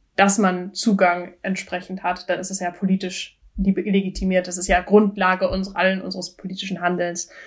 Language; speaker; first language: German; native; German